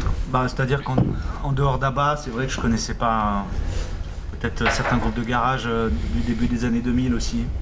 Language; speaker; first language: French; native; French